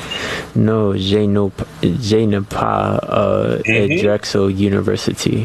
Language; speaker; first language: French; non-native, learner; English